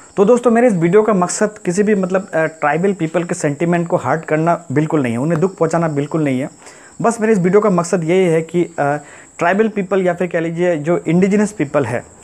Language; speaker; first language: Hindi; non-native, local second language; Assamese